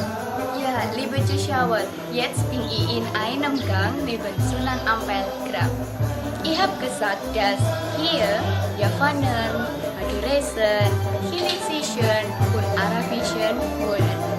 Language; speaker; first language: German; non-native, learner; Indonesian